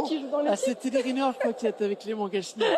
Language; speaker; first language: French; native; French